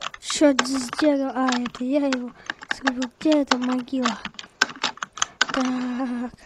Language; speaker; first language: Russian; native; Russian